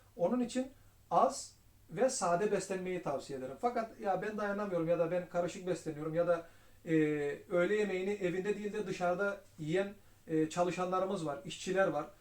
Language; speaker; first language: Turkish; native; Turkish